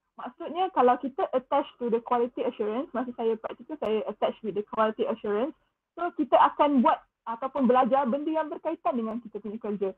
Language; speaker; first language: Malay; native; Malay